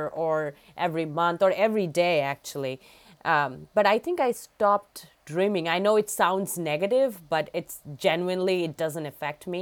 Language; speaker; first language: English; non-native, local second language; Bangla